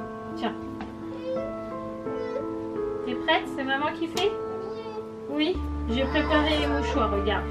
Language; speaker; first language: French; native; French